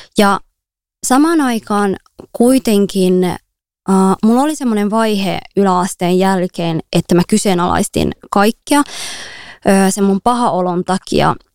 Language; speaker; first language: Finnish; early bilingual, other home language; Somali